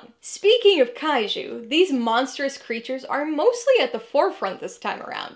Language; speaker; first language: English; native; English